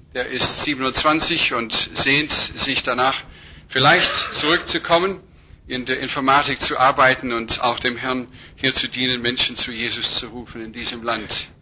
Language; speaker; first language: German; non-native, fluent; English